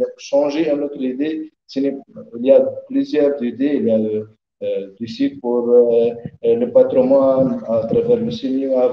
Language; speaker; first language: French; non-native, learner; Arabic